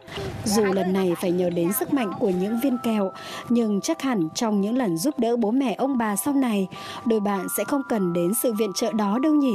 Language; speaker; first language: Vietnamese; native; Vietnamese